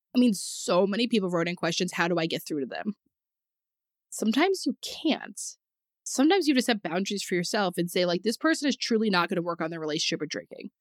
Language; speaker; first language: English; native; English